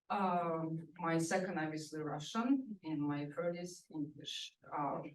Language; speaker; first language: English; non-native, fluent; Russian